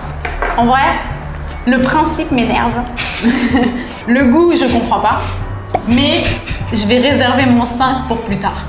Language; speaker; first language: French; native; French